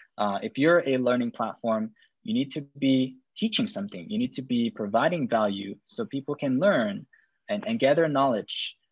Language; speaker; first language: English; non-native, fluent; Korean